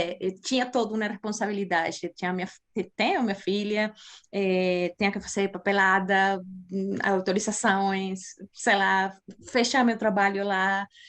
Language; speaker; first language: Portuguese; non-native, fluent; Spanish